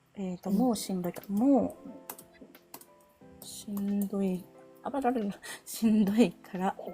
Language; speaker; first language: Japanese; non-native, fluent; Filipino